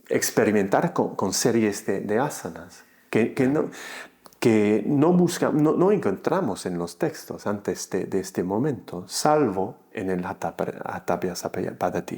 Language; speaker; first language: Spanish; non-native, fluent; English